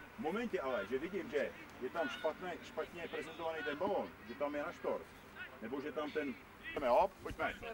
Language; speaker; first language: Czech; native; Czech